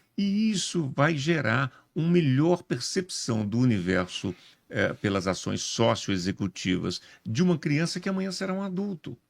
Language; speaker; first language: Portuguese; native; Portuguese